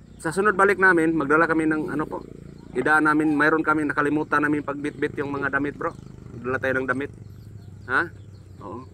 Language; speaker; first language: Filipino; native; Filipino